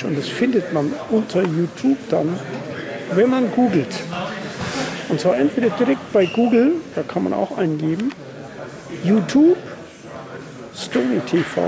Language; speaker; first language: German; native; German